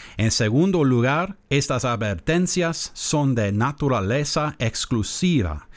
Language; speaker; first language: Spanish; non-native, learner; English